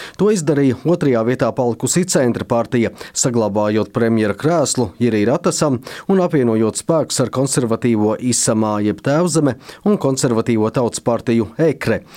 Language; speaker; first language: Latvian; native; Latvian